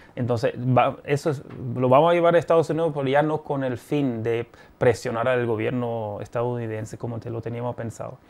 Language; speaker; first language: Spanish; non-native, fluent; German